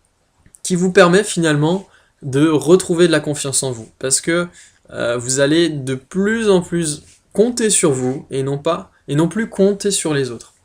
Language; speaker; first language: French; native; French